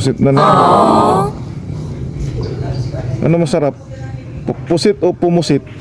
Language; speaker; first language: Filipino; native; Filipino